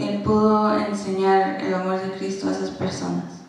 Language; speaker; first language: Spanish; non-native, learner; English